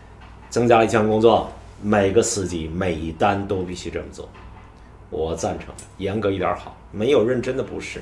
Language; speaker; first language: Chinese; native; Chinese